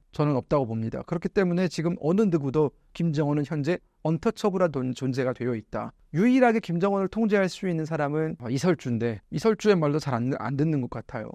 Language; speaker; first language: Korean; native; Korean